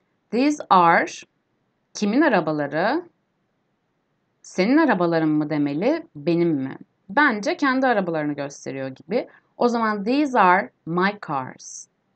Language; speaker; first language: Turkish; native; Turkish